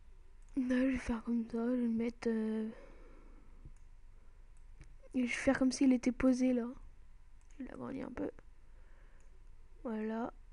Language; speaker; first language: French; native; French